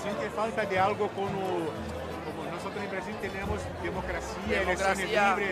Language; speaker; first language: Spanish; non-native, fluent; Portuguese